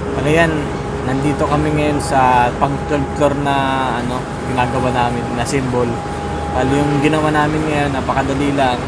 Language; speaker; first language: Filipino; native; Filipino